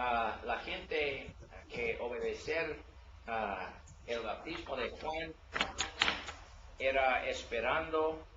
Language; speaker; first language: Spanish; non-native, learner; English